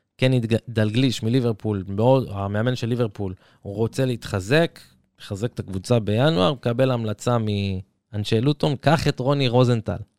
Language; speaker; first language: Hebrew; native; Hebrew